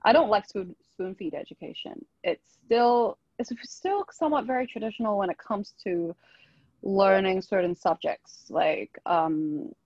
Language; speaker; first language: English; non-native, local second language; Chinese